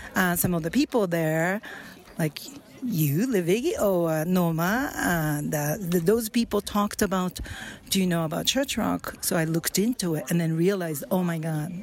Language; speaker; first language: English; non-native, fluent; Japanese